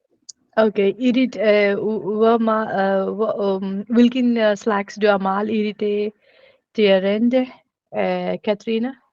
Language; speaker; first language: Danish; non-native, learner; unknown